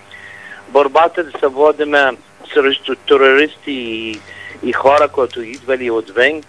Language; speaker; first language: Bulgarian; non-native, fluent; Arabic